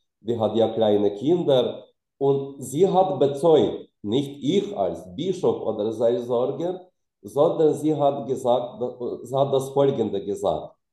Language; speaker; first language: German; non-native, fluent; Ukrainian